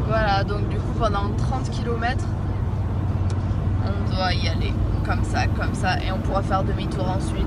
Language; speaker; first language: French; native; French